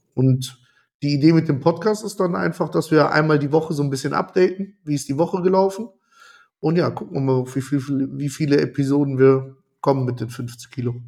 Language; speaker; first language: German; early bilingual, other home language; Italian